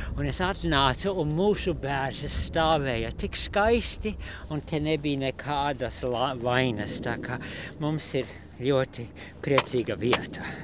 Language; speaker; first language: Latvian; early bilingual, heritage; Latvian